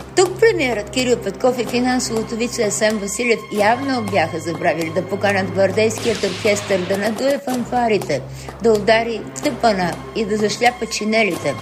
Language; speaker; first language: Bulgarian; native; Bulgarian